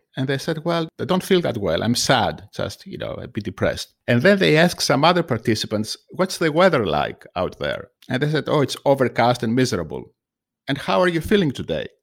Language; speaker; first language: English; non-native, fluent; Greek